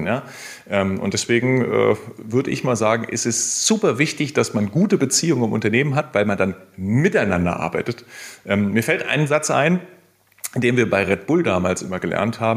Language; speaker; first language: German; native; German